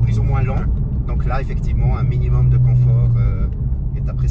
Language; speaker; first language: French; native; French